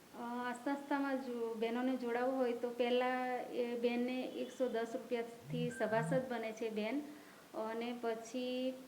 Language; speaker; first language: Gujarati; non-native, local second language; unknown